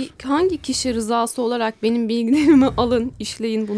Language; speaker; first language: Turkish; native; Turkish